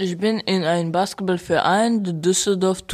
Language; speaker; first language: German; non-native, learner; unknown